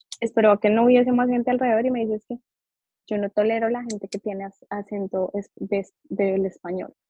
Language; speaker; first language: Spanish; native; Spanish